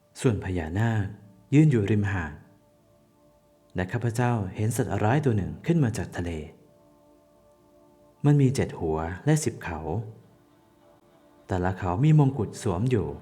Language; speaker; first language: Thai; native; Thai